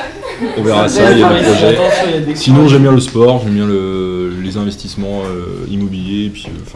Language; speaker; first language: French; native; French